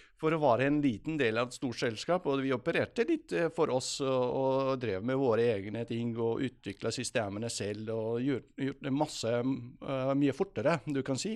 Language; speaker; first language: Norwegian; non-native, fluent; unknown